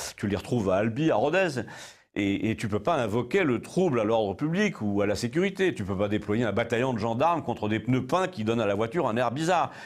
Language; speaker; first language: French; native; French